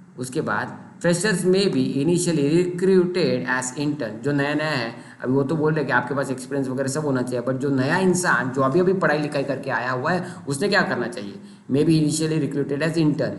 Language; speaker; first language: Hindi; non-native, local second language; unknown